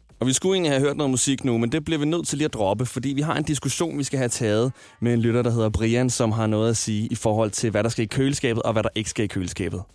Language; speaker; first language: Danish; native; Danish